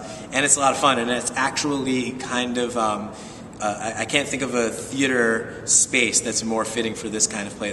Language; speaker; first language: English; native; English